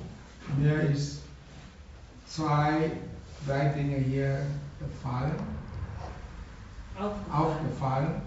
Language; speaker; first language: German; non-native, learner; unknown